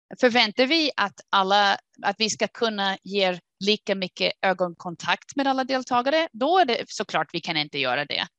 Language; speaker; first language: Swedish; non-native, fluent; English